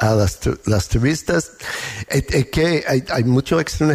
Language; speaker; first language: Spanish; non-native, learner; English